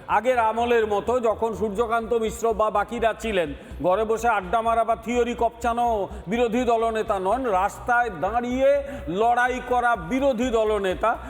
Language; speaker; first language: Bangla; native; Bangla